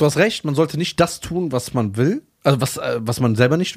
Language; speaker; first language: German; early bilingual, other home language; Persian